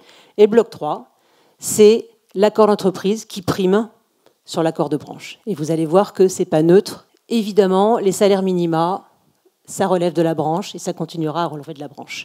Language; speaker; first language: French; native; French